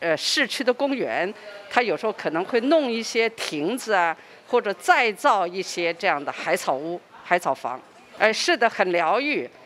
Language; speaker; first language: Chinese; native; Chinese